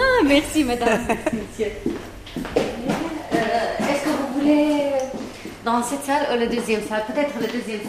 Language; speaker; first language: French; non-native, learner; Arabic